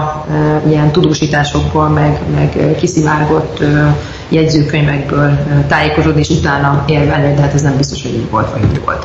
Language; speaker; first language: Hungarian; native; Hungarian